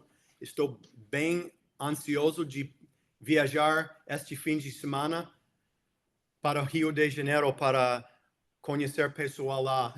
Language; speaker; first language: Portuguese; non-native, fluent; English